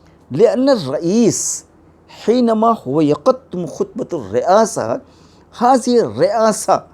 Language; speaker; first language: Arabic; non-native, fluent; Urdu